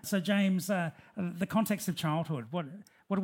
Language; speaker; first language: English; native; English